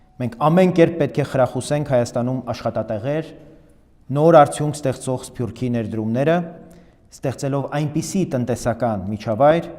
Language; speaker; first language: Armenian; native; Armenian